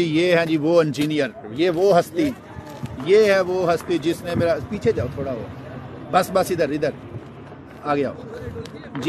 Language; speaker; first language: Urdu; non-native, local second language; Punjabi